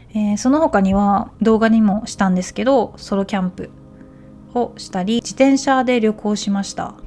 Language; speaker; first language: Japanese; native; Japanese